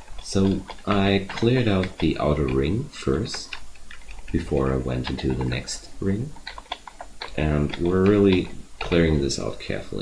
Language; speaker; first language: English; non-native, fluent; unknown